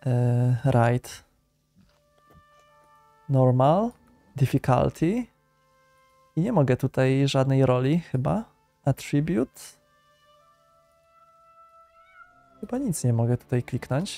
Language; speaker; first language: Polish; native; Polish